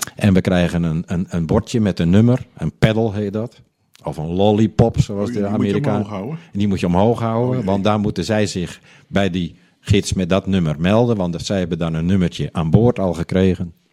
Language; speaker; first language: Dutch; native; Dutch